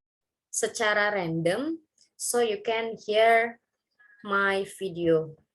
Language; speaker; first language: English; non-native, learner; Indonesian